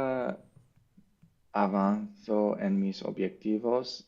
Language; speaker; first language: Spanish; non-native, learner; English